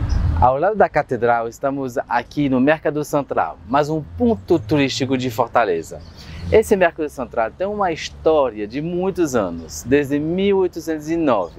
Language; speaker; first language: Portuguese; non-native, fluent; French